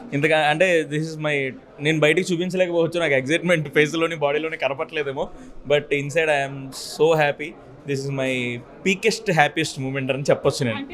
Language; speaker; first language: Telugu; native; Telugu